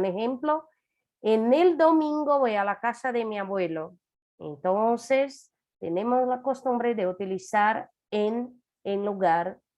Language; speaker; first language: Spanish; non-native, fluent; Portuguese